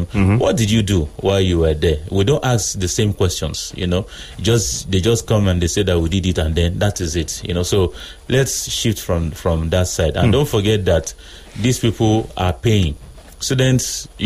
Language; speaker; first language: English; non-native, local second language; Yoruba